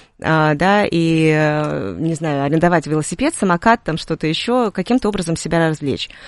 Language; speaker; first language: Russian; native; Russian